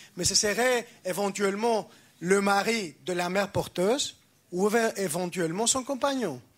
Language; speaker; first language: French; non-native, fluent; Greek